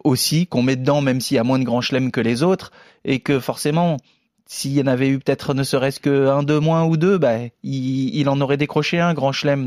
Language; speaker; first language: French; native; French